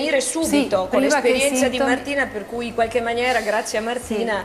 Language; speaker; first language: Italian; native; Italian